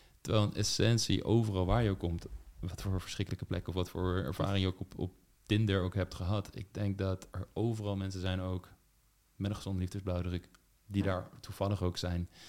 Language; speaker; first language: Dutch; native; Dutch